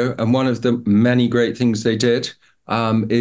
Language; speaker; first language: English; native; English